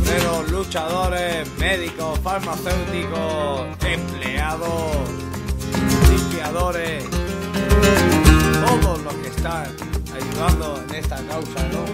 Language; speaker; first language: Spanish; native; Spanish